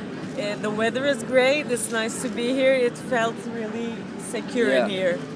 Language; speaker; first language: English; non-native, learner; Khmer